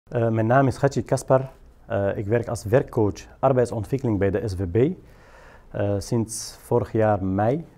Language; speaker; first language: Dutch; non-native, fluent; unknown